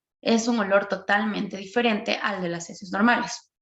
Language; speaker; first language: Spanish; native; Spanish